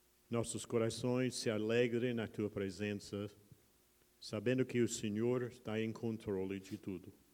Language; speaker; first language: Portuguese; non-native, fluent; English